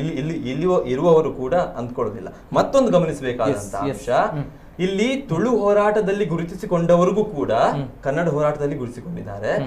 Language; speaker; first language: Kannada; non-native, local second language; Tulu